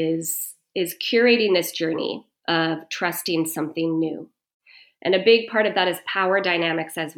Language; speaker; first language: English; native; English